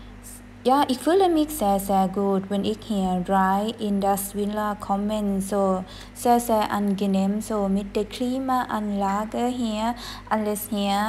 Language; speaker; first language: German; non-native, fluent; Thai